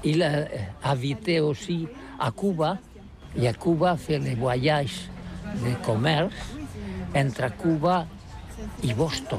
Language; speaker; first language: French; non-native, learner; Catalan